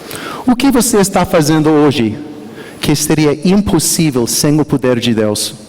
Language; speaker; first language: Portuguese; non-native, learner; English